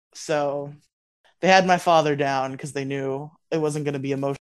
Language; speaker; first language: English; native; English